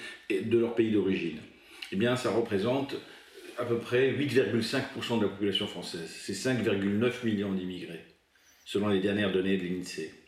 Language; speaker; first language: French; native; French